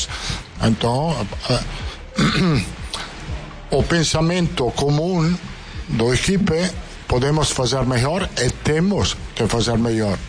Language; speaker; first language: Portuguese; non-native, fluent; Italian